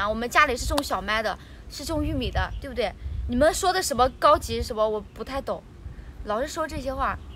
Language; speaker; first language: Chinese; native; Chinese